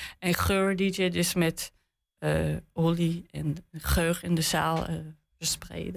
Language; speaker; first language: Dutch; non-native, learner; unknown